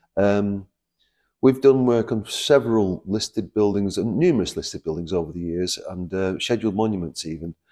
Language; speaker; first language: English; native; English